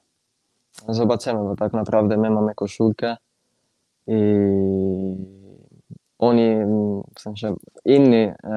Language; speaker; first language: Polish; non-native, fluent; Italian